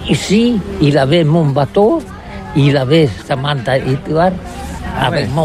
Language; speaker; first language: French; non-native, learner; Catalan